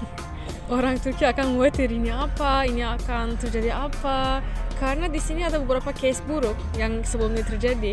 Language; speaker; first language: Indonesian; non-native, fluent; Turkish